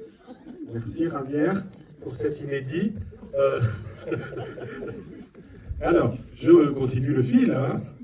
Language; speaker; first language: French; native; French